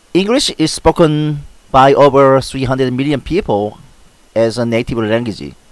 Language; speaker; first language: English; non-native, fluent; Korean